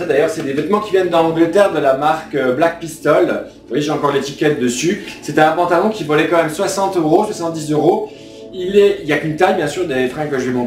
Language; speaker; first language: French; native; French